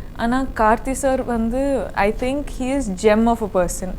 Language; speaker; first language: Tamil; non-native, learner; Kannada